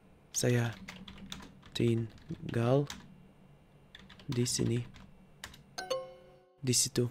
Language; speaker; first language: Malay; non-native, learner; Russian